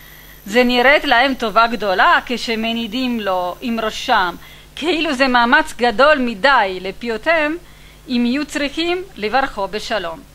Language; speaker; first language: Hebrew; non-native, fluent; Italian